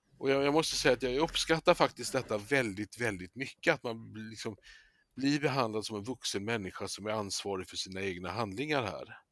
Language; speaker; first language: Swedish; native; Swedish